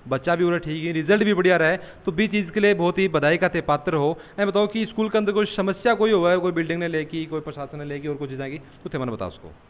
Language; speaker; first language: Hindi; native; Hindi